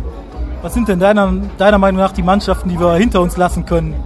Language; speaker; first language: German; native; German